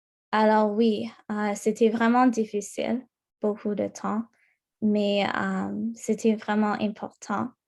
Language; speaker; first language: French; non-native, local second language; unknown